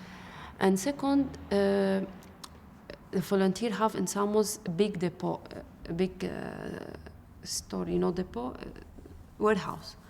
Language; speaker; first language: English; non-native, learner; Arabic